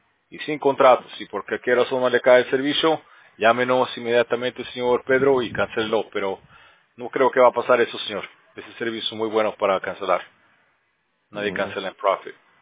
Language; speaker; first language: Spanish; early bilingual, heritage; Spanish